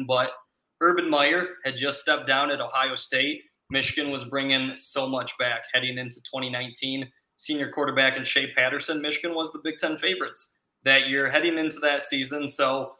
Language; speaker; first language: English; native; English